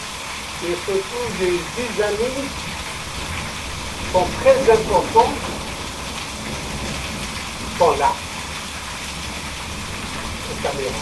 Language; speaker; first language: French; non-native, local second language; Arabic